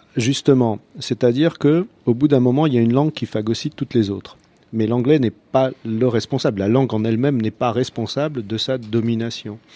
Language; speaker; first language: French; non-native, fluent; Croatian